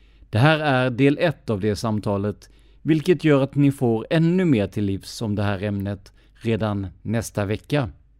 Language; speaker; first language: Swedish; native; Swedish